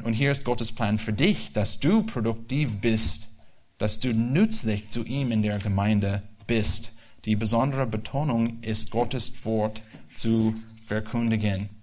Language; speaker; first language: German; non-native, learner; English